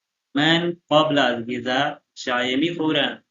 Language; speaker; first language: Persian; non-native, fluent; Urdu